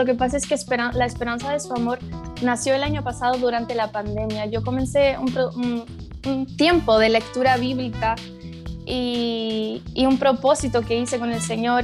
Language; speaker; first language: Spanish; early bilingual, other home language; Portuguese